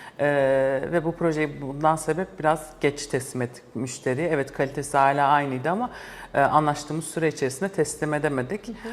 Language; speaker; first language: Turkish; early bilingual, heritage; Turkish